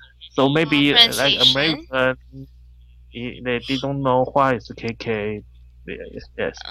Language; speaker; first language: English; non-native, learner; Chinese